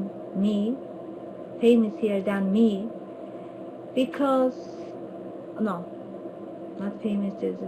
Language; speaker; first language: English; non-native, learner; Turkish